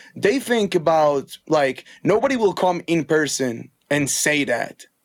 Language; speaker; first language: English; non-native, fluent; Hebrew